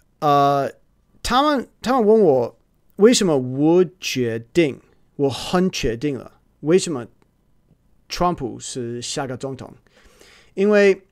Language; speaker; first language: Chinese; non-native, learner; English